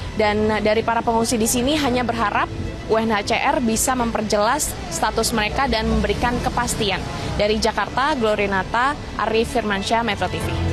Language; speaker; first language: Indonesian; native; Indonesian